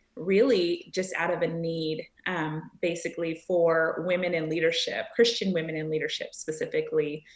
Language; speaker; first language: English; native; English